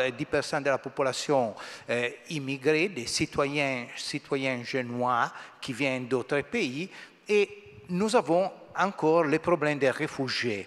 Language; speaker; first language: French; non-native, fluent; Italian